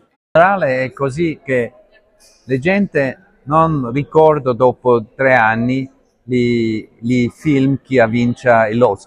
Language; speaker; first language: Italian; non-native, learner; Arabic